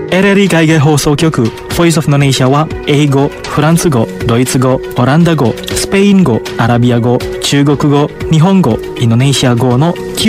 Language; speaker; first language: Japanese; non-native, fluent; Indonesian